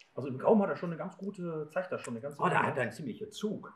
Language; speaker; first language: German; non-native, fluent; English